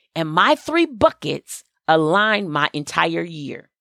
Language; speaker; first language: English; native; English